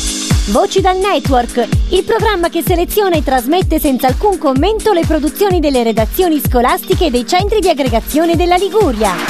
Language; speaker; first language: Italian; native; Italian